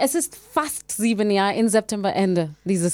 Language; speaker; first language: German; non-native, fluent; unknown